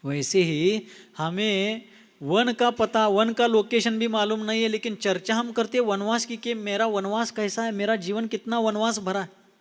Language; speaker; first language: Hindi; non-native, local second language; Marathi